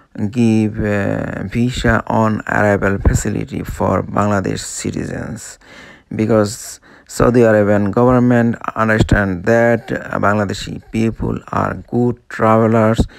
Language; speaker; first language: English; non-native, local second language; Bangla